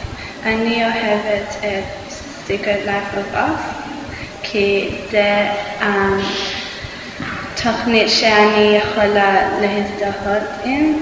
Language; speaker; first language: Hebrew; non-native, learner; English